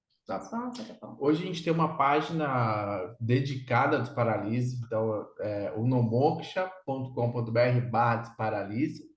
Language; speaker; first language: Portuguese; native; Portuguese